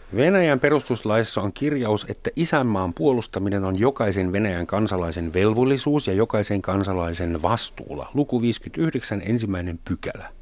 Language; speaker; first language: Finnish; non-native, fluent; German